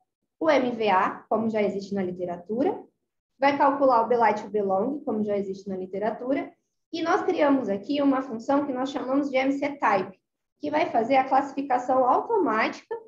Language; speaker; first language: Portuguese; native; Portuguese